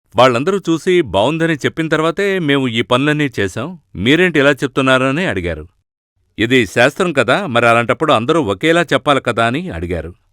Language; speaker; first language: Telugu; non-native, fluent; Malayalam